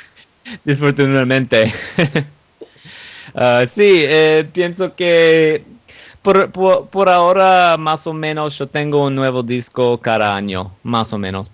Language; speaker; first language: Spanish; non-native, learner; English